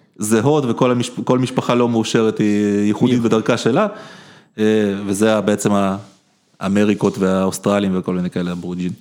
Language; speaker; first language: Hebrew; early bilingual, other home language; Russian